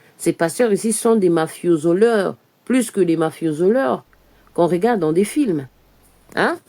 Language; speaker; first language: French; non-native, local second language; Lingala